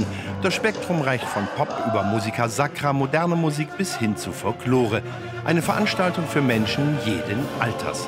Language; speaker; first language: German; native; German